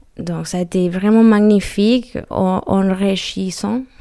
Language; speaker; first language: French; non-native, learner; Spanish